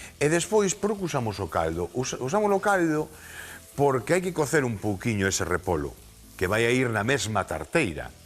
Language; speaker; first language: Galician; native; Galician